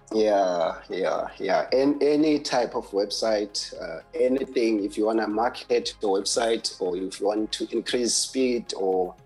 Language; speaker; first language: English; non-native, local second language; Zulu